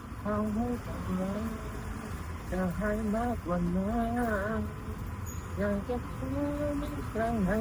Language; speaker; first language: Thai; non-native, learner; Japanese